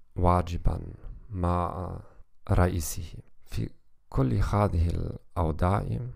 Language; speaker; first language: Arabic; non-native, learner; German